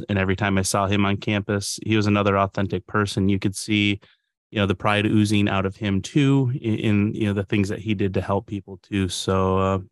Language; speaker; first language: English; native; English